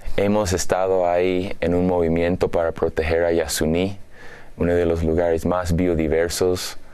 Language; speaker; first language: Spanish; non-native, fluent; English